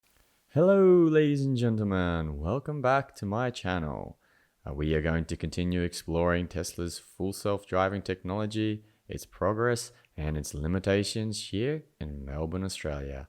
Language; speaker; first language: English; native; English